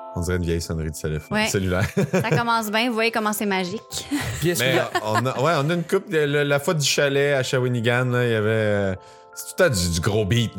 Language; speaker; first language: French; native; French